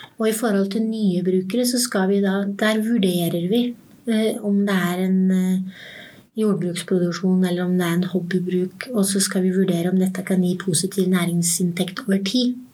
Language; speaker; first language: Norwegian; native; Norwegian